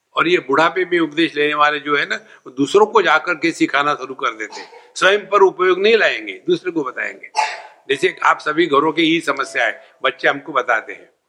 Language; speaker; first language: Hindi; non-native, local second language; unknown